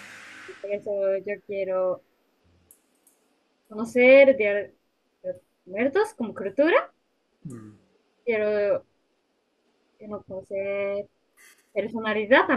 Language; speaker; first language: Spanish; non-native, learner; Japanese